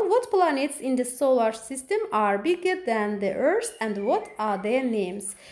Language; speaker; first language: English; non-native, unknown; Azerbaijani